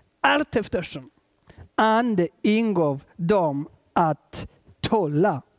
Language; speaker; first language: Swedish; non-native, fluent; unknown